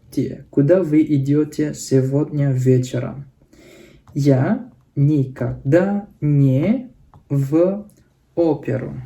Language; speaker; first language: Russian; non-native, fluent; Indonesian